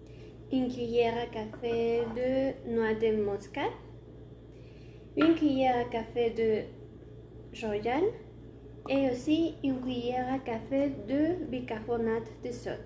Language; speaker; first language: French; non-native, learner; Spanish